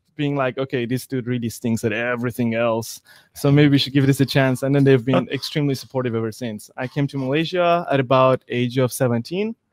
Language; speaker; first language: English; non-native, fluent; Persian